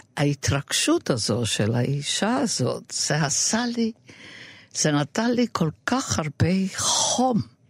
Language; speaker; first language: Hebrew; non-native, fluent; Yiddish